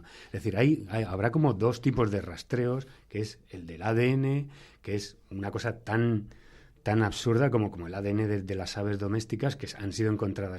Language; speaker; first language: Spanish; native; Spanish